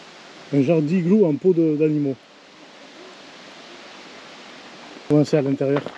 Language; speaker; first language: French; native; French